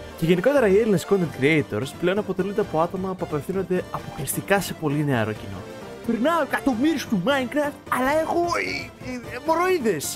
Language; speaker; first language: Greek; native; Greek